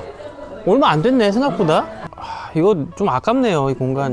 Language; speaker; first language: Korean; native; Korean